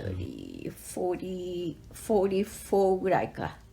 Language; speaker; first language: Japanese; native; Japanese